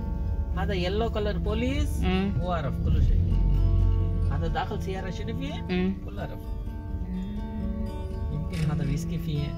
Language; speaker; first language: Arabic; non-native, learner; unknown